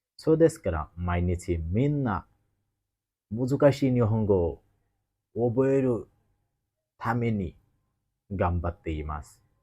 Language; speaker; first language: Japanese; non-native, learner; Bangla